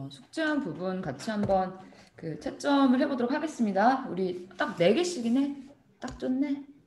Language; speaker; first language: Korean; native; Korean